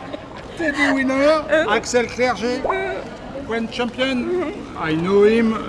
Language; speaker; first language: English; non-native, learner; French